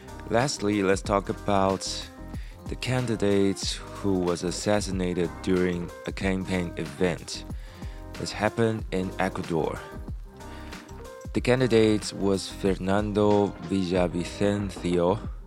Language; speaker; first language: English; non-native, fluent; Chinese